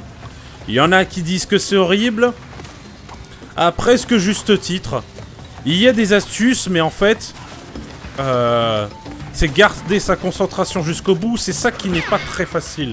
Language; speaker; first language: French; native; French